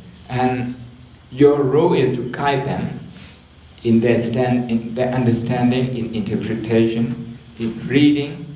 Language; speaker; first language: English; non-native, fluent; Shan